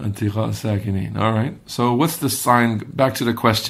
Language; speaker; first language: English; native; English